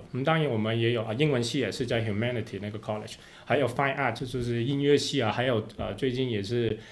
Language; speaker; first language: Chinese; non-native, local second language; Cantonese